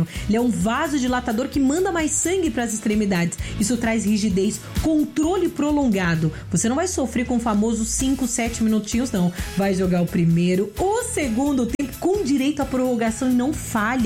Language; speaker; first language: Portuguese; native; Portuguese